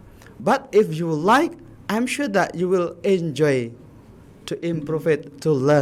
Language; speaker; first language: English; non-native, learner; Indonesian